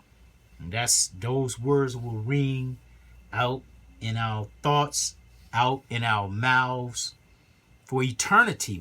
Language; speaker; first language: English; native; English